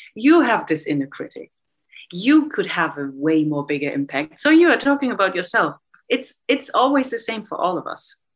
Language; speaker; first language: English; non-native, fluent; German